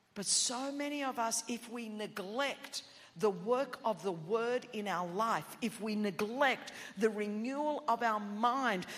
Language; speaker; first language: English; non-native, local second language; Greek